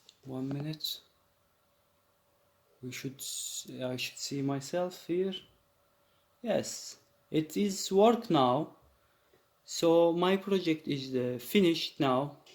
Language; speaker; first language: English; non-native, learner; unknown